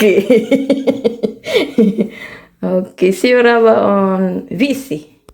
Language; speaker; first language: Finnish; non-native, learner; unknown